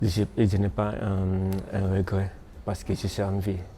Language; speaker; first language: French; non-native, learner; Krio